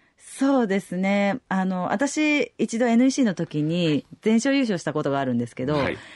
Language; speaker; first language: Japanese; native; Japanese